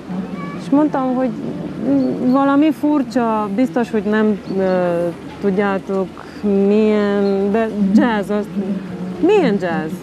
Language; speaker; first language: Hungarian; non-native, local second language; Romanian